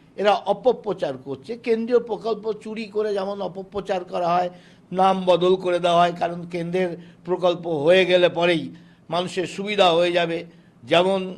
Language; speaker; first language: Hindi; non-native, local second language; Bangla